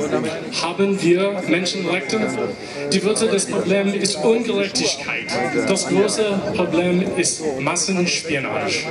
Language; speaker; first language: German; non-native, learner; English